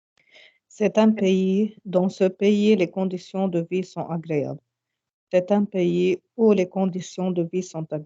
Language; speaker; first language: French; non-native, learner; Arabic